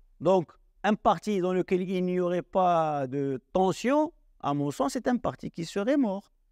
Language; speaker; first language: French; non-native, local second language; Arabic